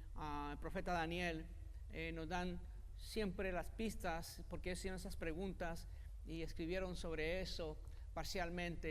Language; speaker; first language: Spanish; native; Spanish